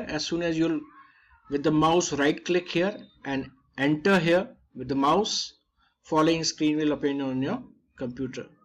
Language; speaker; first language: English; non-native, local second language; Hindi